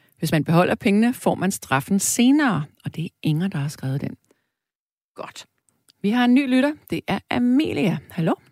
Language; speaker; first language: Danish; native; Danish